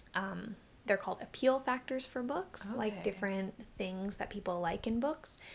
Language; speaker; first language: English; native; English